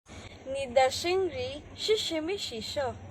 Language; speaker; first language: Chinese; non-native, learner; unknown